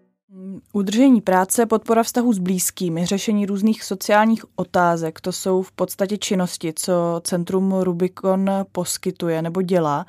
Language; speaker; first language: Czech; native; Czech